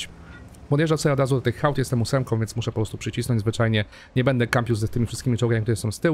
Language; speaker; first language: Polish; native; Polish